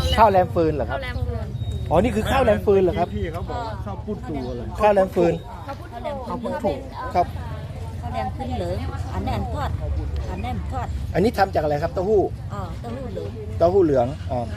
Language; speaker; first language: Thai; native; Thai